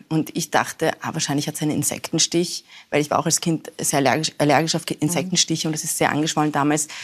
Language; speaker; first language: German; early bilingual, other home language; Persian